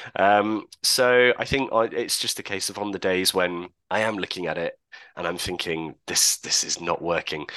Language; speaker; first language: English; native; English